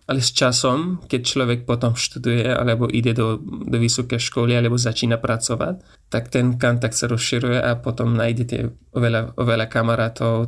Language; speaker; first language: Slovak; non-native, fluent; Persian